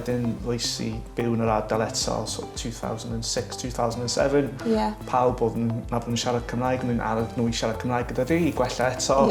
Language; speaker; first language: Welsh; non-native, local second language; English